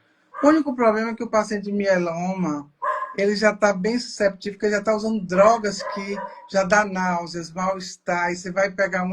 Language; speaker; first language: Portuguese; native; Portuguese